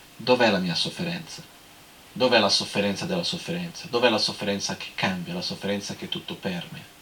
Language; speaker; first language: Italian; non-native, fluent; Portuguese